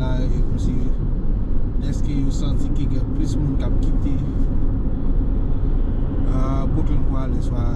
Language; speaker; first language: French; non-native, learner; Haitian Creole